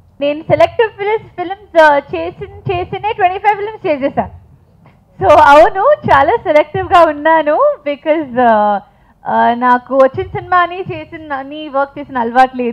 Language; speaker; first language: Telugu; non-native, fluent; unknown